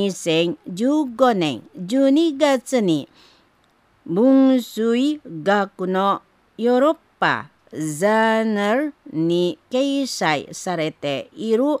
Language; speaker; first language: Japanese; non-native, fluent; Indonesian